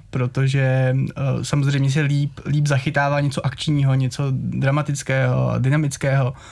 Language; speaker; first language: Czech; native; Czech